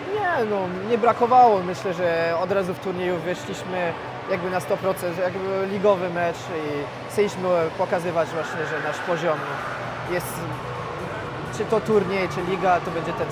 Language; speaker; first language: Polish; non-native, fluent; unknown